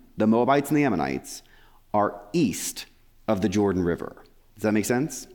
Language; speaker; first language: English; native; English